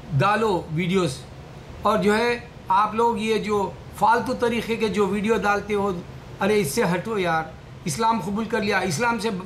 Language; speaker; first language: Urdu; native; Urdu